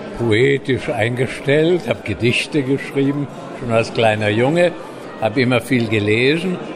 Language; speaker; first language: German; native; German